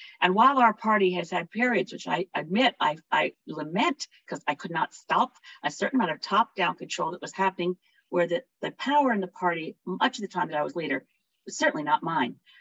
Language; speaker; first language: English; native; English